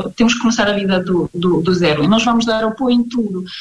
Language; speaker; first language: Portuguese; non-native, fluent; Ukrainian